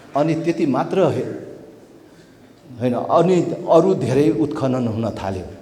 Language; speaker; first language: Nepali; native; Nepali